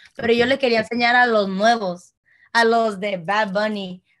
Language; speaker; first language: Spanish; early bilingual, heritage; Spanish